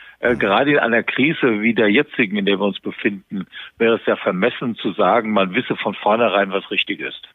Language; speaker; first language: German; native; German